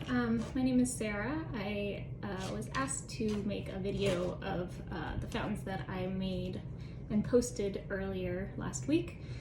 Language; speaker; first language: English; native; English